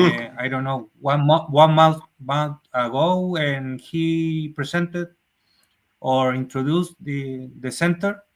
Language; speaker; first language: English; non-native, learner; Spanish